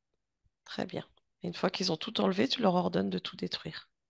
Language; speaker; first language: French; native; French